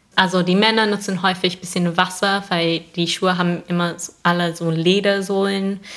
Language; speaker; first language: German; non-native, fluent; English